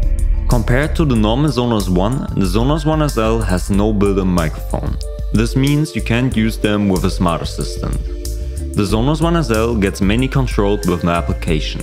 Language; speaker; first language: English; non-native, fluent; German